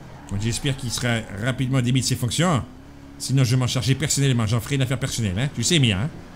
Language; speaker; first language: French; native; French